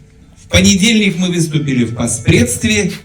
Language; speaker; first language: Russian; native; Russian